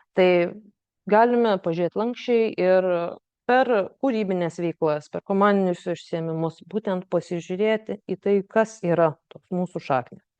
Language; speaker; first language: Lithuanian; native; Lithuanian